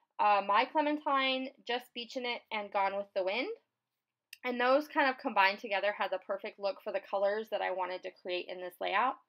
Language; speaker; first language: English; native; English